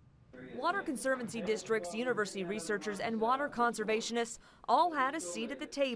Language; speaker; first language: English; native; English